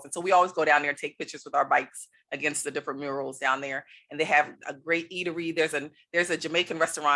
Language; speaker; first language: English; native; English